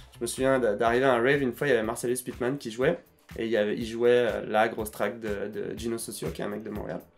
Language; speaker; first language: French; native; French